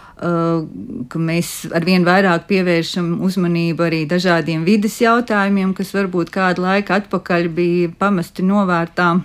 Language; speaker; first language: Latvian; native; Latvian